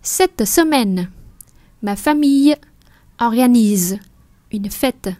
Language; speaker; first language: French; non-native, fluent; Vietnamese